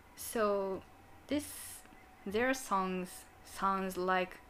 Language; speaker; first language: English; non-native, learner; Japanese